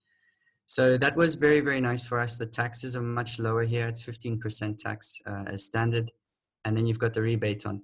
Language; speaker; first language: English; native; English